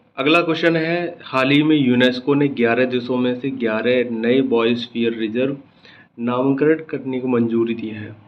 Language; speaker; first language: Hindi; native; Hindi